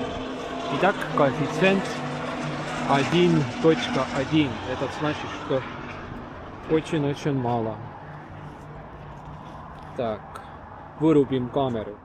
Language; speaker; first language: Russian; non-native, local second language; Estonian